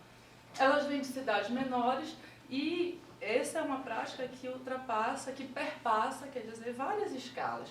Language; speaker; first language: Portuguese; native; Portuguese